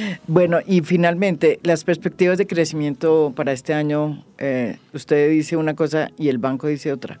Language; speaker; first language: Spanish; native; Spanish